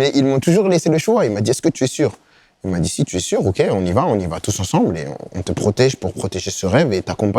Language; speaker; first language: French; native; French